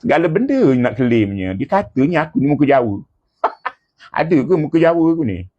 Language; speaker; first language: Malay; native; Malay